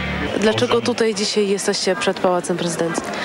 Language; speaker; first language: Polish; native; Polish